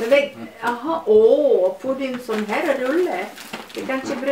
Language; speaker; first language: Swedish; native; Swedish